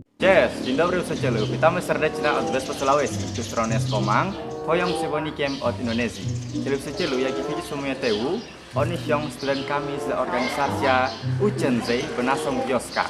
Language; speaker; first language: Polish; non-native, learner; Balinese